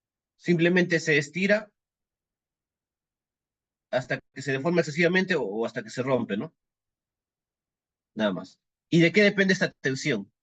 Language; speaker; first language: Spanish; native; Spanish